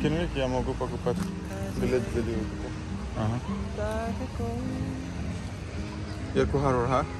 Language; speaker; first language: Russian; non-native, learner; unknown